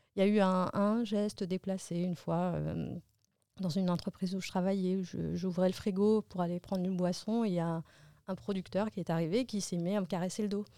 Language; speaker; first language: French; early bilingual, other home language; Arabic